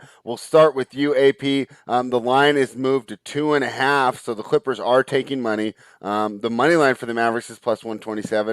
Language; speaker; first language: English; native; English